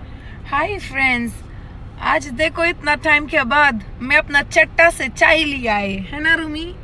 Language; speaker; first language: Hindi; non-native, local second language; Pashto